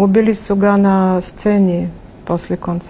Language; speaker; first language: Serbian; non-native, fluent; Russian